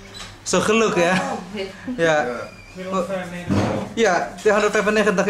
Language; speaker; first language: Dutch; non-native, learner; Indonesian